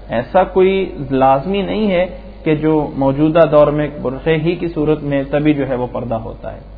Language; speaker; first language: Urdu; non-native, local second language; Punjabi